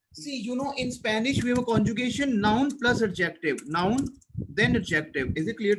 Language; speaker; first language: English; non-native, local second language; Hindi